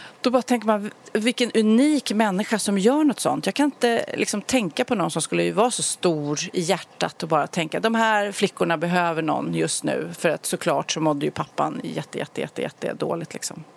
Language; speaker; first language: Swedish; native; Swedish